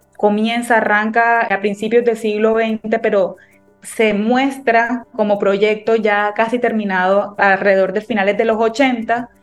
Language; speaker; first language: Spanish; native; Spanish